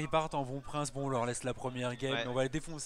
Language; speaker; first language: French; native; French